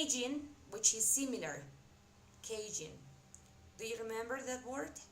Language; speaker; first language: English; non-native, fluent; Spanish